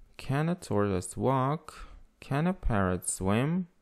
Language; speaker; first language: English; non-native, fluent; Russian